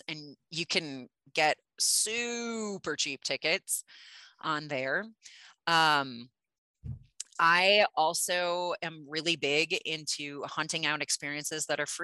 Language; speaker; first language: English; native; English